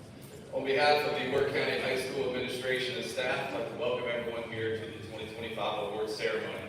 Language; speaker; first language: English; native; English